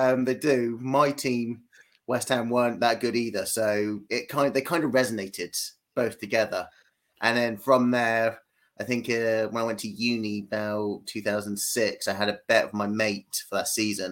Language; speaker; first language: English; native; English